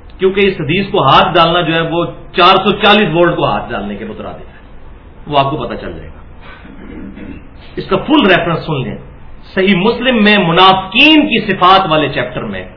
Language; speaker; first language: Urdu; non-native, local second language; Punjabi